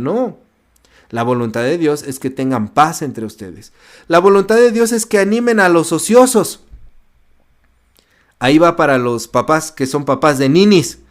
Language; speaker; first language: Spanish; native; Spanish